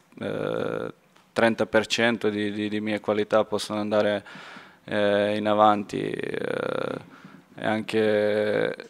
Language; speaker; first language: Italian; non-native, fluent; Serbian